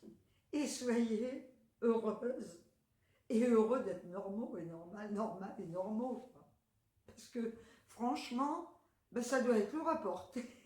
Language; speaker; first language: French; native; French